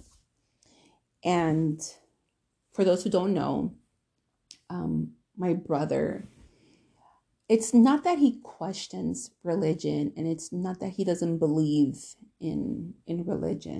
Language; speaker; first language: English; native; English